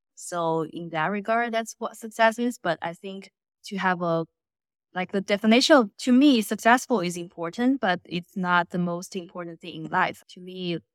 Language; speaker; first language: English; non-native, fluent; Chinese